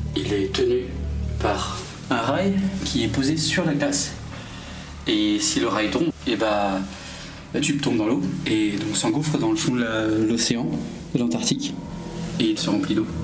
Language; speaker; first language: French; native; French